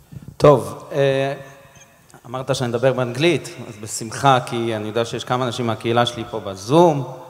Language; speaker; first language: Hebrew; non-native, fluent; English